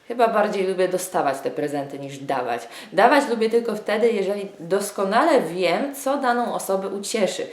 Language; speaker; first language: Polish; native; Polish